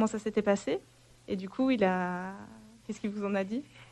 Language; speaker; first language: French; native; French